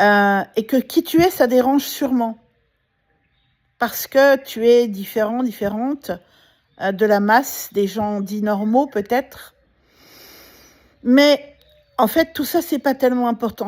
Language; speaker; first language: French; native; French